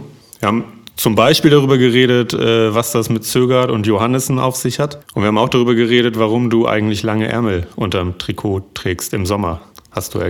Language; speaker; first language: German; native; German